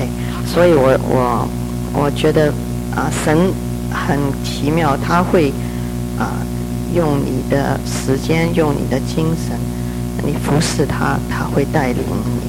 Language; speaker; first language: Chinese; early bilingual, heritage; Chinese